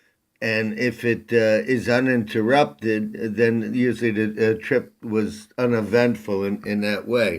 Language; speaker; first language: English; native; English